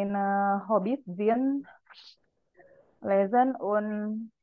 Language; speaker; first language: German; non-native, learner; Indonesian